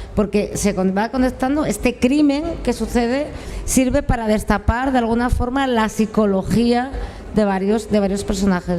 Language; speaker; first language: Spanish; native; Spanish